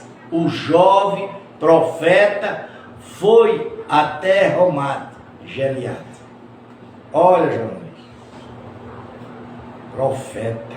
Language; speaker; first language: Portuguese; native; Portuguese